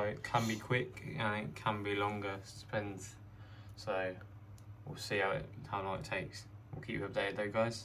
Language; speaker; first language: English; native; English